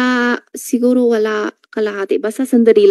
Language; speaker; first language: Filipino; non-native, learner; Chinese